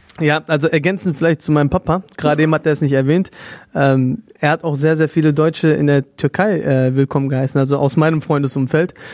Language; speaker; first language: German; native; German